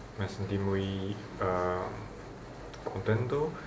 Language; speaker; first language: Spanish; non-native, learner; Chinese